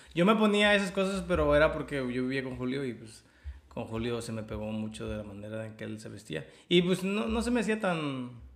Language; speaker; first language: Spanish; early bilingual, other home language; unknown